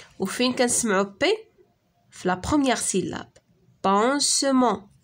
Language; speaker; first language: French; non-native, local second language; Arabic